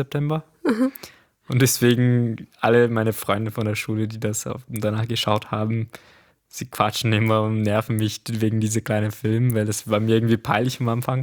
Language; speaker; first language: German; non-native, fluent; Portuguese